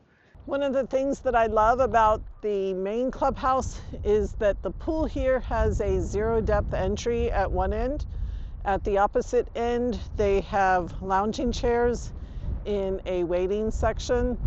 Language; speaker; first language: English; native; English